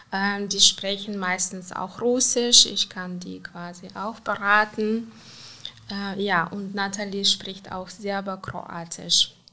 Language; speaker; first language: German; non-native, fluent; Russian